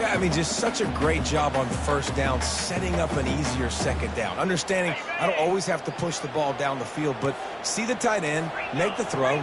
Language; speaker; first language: English; native; English